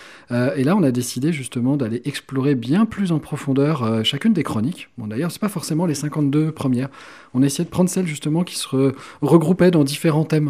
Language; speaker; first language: French; native; French